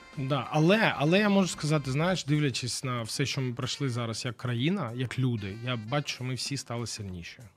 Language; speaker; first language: Ukrainian; non-native, local second language; Russian